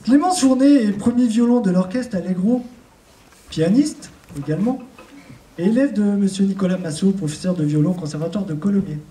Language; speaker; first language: French; native; French